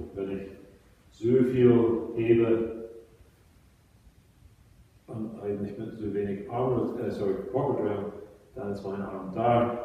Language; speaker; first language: German; non-native, fluent; English